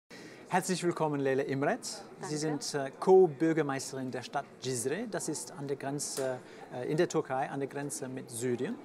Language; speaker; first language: German; non-native, fluent; French